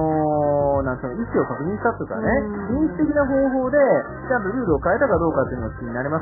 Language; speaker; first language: Japanese; native; Japanese